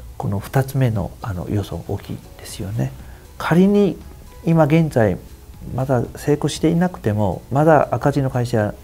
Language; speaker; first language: Japanese; non-native, fluent; Chinese